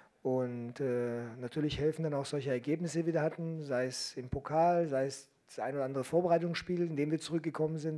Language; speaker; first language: German; native; German